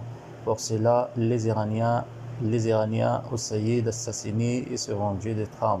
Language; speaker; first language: French; non-native, learner; Arabic